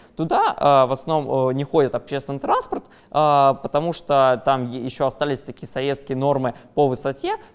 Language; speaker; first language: Russian; native; Russian